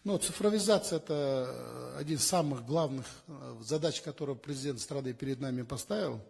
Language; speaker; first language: Russian; non-native, local second language; Kazakh